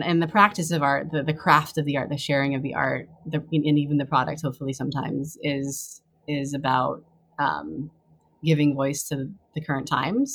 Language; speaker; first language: English; native; English